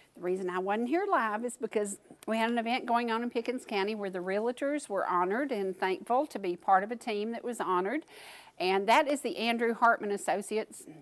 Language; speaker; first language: English; native; English